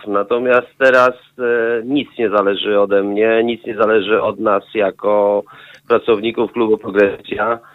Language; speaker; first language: Polish; native; Polish